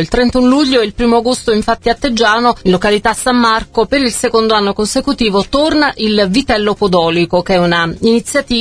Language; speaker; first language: Italian; native; Italian